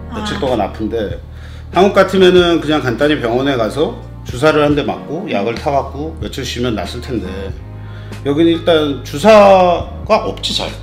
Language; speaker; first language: Korean; native; Korean